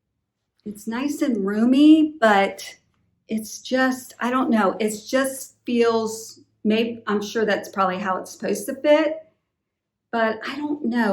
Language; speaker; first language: English; native; English